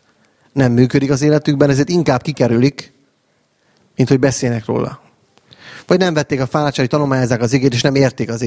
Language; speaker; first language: Hungarian; native; Hungarian